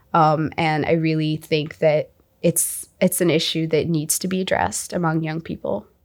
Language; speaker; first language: English; non-native, fluent; Arabic